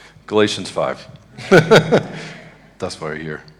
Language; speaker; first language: German; non-native, learner; English